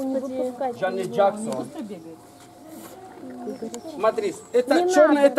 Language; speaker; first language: Russian; non-native, learner; Arabic